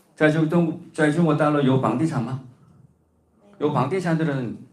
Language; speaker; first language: Chinese; non-native, learner; Korean